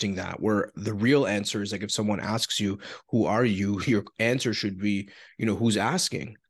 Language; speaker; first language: English; native; English